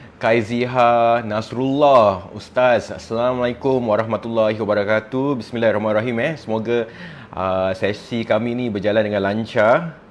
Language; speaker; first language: Malay; non-native, local second language; English